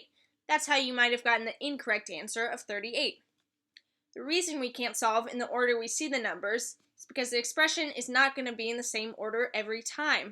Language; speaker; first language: English; native; English